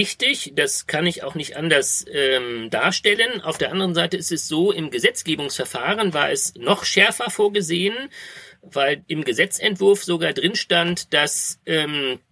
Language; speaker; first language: German; native; German